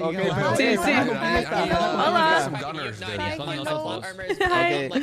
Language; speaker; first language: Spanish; non-native, learner; English